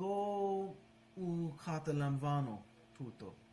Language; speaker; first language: Greek; non-native, learner; English